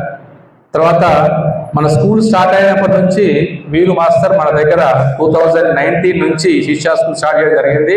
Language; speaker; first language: Telugu; native; Telugu